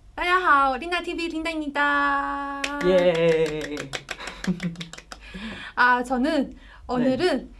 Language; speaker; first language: Korean; non-native, learner; Chinese